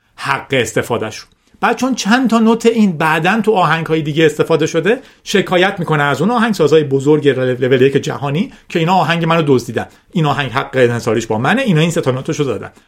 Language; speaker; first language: Persian; non-native, local second language; Azerbaijani